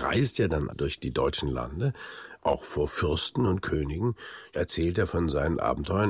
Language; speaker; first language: German; native; German